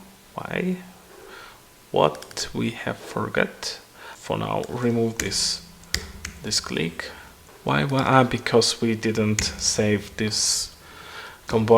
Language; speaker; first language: English; non-native, fluent; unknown